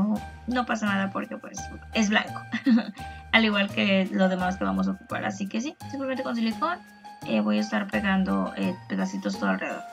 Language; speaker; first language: Spanish; native; Spanish